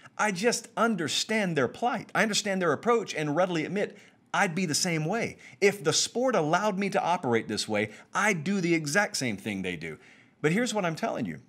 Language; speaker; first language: English; native; English